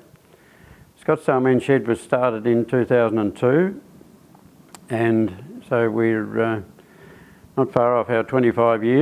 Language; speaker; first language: English; native; English